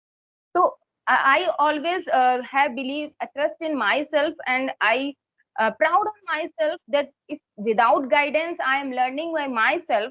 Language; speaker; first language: English; non-native, fluent; Hindi